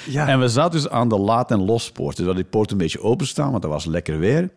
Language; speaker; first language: Dutch; native; Dutch